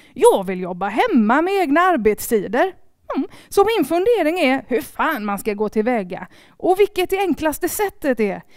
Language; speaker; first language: Swedish; native; Swedish